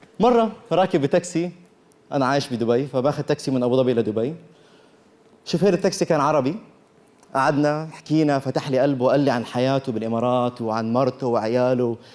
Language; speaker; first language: Arabic; early bilingual, other home language; Korean